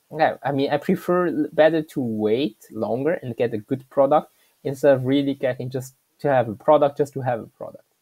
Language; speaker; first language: English; non-native, fluent; German